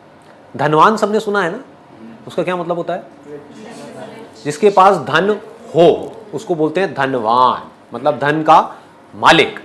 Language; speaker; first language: Hindi; native; Hindi